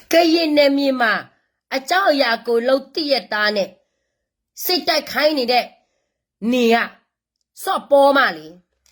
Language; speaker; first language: Burmese; non-native, local second language; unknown